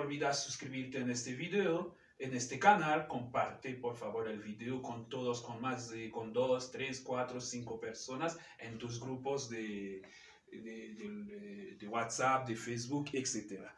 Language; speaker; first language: Spanish; non-native, fluent; French